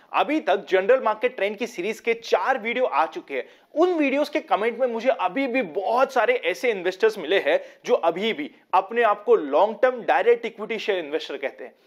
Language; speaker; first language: Hindi; native; Hindi